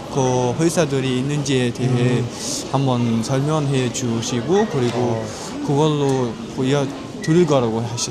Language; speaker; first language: Korean; non-native, fluent; Mongolian